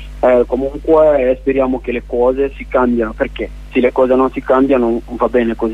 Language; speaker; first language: Italian; non-native, learner; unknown